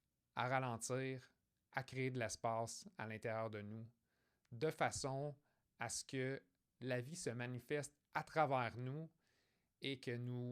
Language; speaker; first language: French; native; French